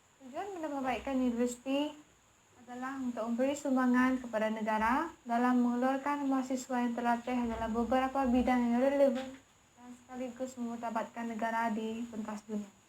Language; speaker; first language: Malay; non-native, local second language; Iban